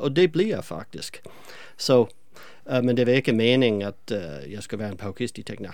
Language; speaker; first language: Danish; non-native, fluent; English